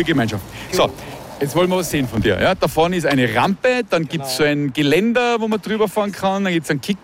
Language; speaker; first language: German; native; German